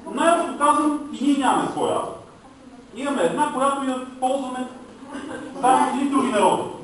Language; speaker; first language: Bulgarian; non-native, local second language; Romanian